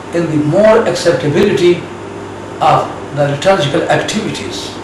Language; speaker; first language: English; non-native, local second language; Urdu